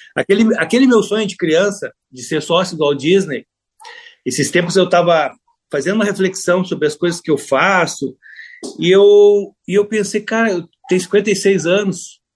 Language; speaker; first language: Portuguese; native; Portuguese